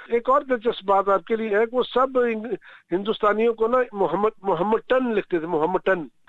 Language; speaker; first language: Urdu; non-native, local second language; Punjabi